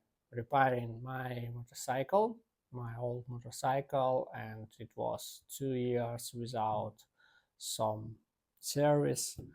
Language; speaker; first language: English; non-native, learner; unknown